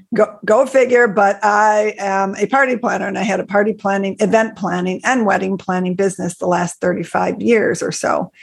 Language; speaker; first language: English; native; English